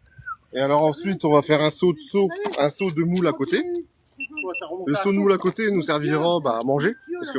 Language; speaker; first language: French; native; French